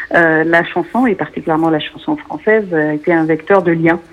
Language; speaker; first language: French; non-native, local second language; Arabic